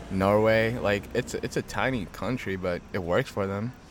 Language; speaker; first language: English; early bilingual, other home language; Amharic